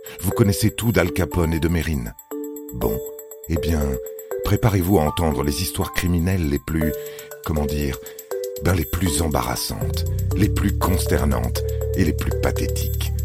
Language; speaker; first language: French; native; French